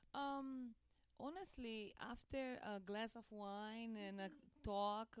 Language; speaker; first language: English; non-native, learner; Portuguese